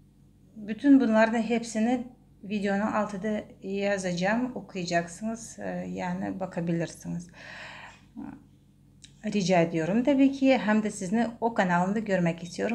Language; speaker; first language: Turkish; non-native, learner; Russian